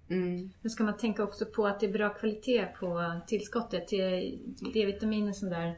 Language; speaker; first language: Swedish; native; Swedish